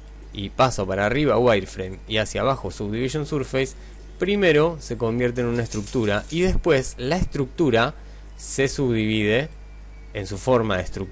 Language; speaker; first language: Spanish; native; Spanish